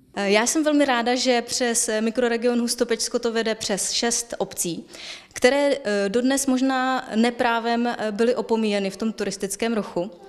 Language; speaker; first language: Czech; native; Czech